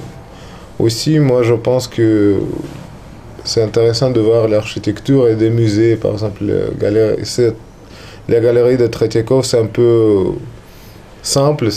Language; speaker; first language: French; non-native, learner; Russian